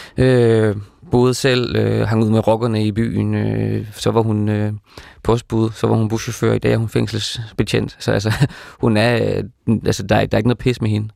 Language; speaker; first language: Danish; native; Danish